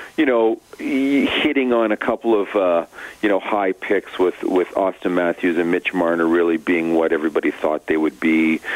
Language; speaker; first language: English; native; English